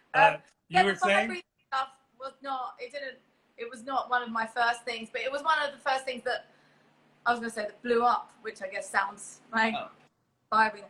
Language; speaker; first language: English; native; English